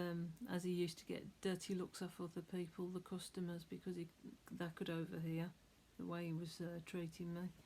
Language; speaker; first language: English; native; English